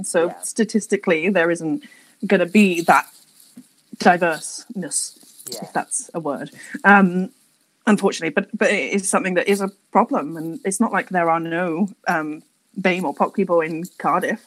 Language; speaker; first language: English; native; English